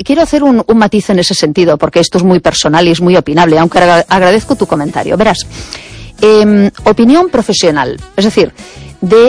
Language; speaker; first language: Spanish; native; Spanish